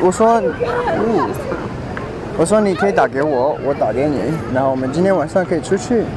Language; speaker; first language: Chinese; early bilingual, heritage; Chinese